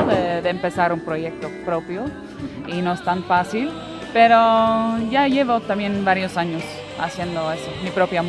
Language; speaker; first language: Spanish; non-native, fluent; Dutch